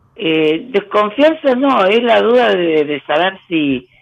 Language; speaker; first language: Spanish; native; Spanish